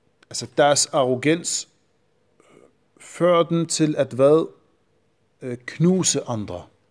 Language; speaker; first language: Danish; non-native, fluent; Arabic